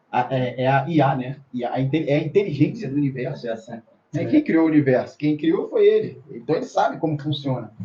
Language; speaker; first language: Portuguese; native; Portuguese